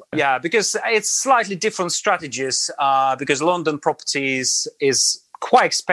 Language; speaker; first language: English; non-native, fluent; Latvian